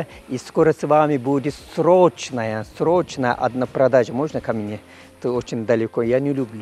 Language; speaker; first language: Russian; non-native, learner; Turkish